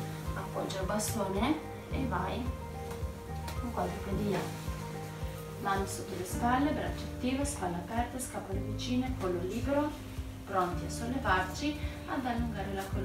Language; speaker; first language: Italian; native; Italian